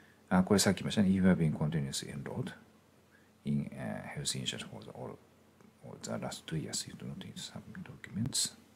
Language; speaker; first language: English; non-native, fluent; Japanese